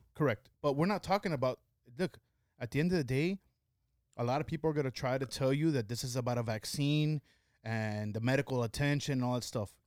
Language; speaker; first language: English; early bilingual, other home language; Spanish